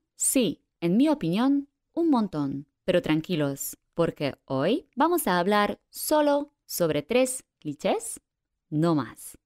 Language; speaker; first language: Spanish; non-native, fluent; Polish